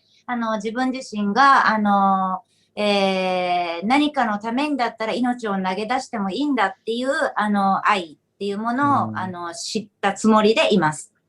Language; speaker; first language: Japanese; native; Japanese